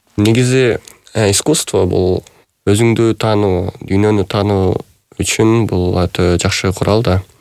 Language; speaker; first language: Kyrgyz; native; Kyrgyz